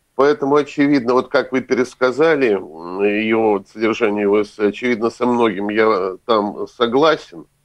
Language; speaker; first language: Russian; native; Russian